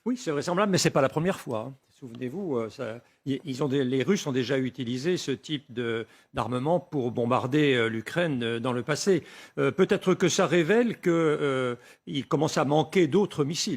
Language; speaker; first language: French; native; French